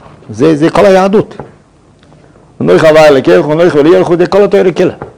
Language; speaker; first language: Hebrew; non-native, fluent; Yiddish